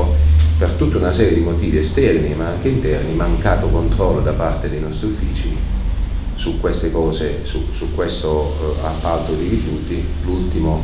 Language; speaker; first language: Italian; native; Italian